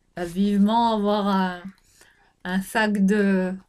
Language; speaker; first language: French; native; French